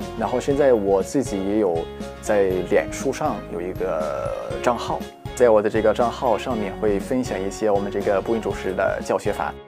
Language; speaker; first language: Chinese; non-native, fluent; Arabic